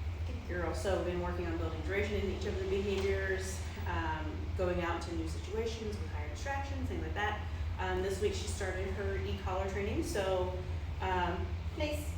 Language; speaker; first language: English; native; English